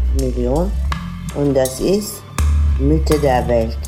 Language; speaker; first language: German; non-native, fluent; Turkish